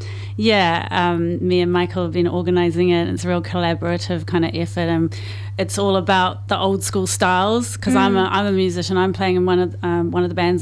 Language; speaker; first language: English; native; English